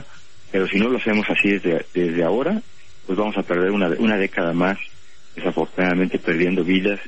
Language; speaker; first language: Spanish; native; Spanish